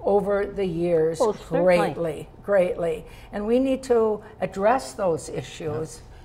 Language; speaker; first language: English; native; English